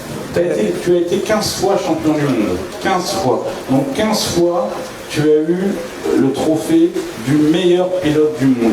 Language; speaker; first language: French; native; French